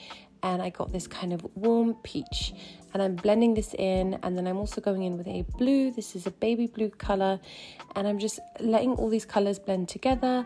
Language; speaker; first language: English; native; English